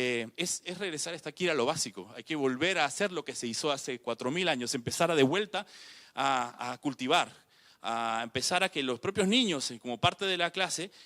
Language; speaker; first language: Spanish; native; Spanish